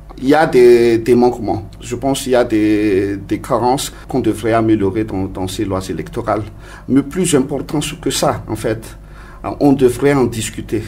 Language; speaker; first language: French; non-native, local second language; Malagasy